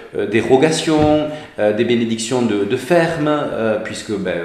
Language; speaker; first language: French; native; French